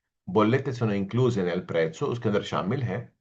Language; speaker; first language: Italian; non-native, fluent; Hindi